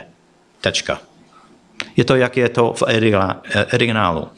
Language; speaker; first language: Czech; non-native, fluent; English